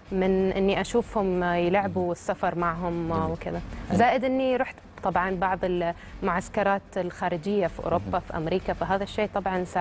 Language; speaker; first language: Arabic; native; Arabic